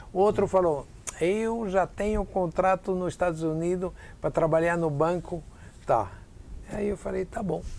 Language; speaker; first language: Portuguese; non-native, fluent; Italian